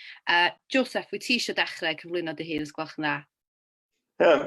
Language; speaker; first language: Welsh; native; Welsh